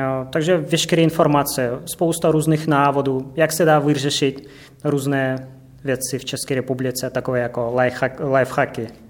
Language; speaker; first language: Czech; non-native, fluent; Russian